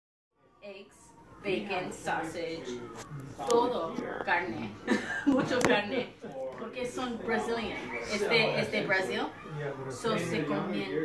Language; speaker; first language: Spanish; early bilingual, heritage; Spanish